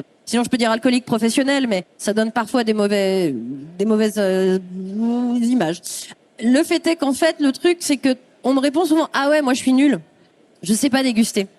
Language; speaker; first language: French; native; French